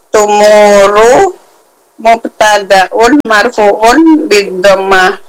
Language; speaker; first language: Arabic; non-native, learner; Indonesian